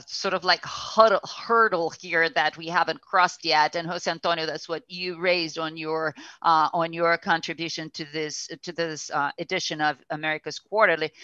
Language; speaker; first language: English; non-native, fluent; Portuguese